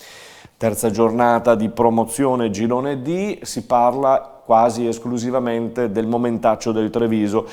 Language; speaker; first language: Italian; native; Italian